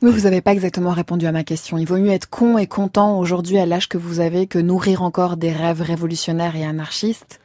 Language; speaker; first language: French; native; French